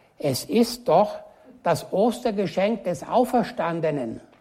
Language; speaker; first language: German; native; German